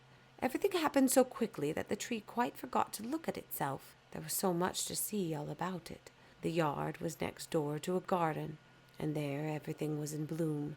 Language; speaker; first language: English; native; English